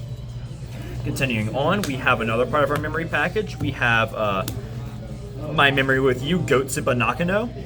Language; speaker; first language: English; native; English